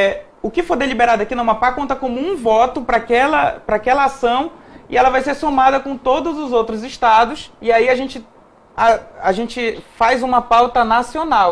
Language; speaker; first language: Portuguese; native; Portuguese